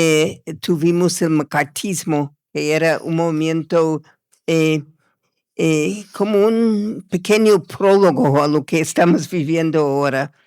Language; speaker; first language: Spanish; non-native, fluent; English